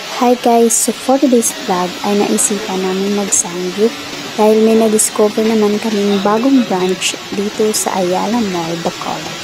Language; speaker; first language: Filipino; non-native, local second language; Hiligaynon